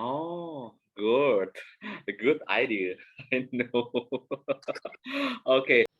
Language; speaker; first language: English; non-native, learner; Indonesian